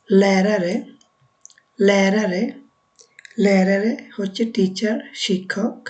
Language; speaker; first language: Bangla; native; Bangla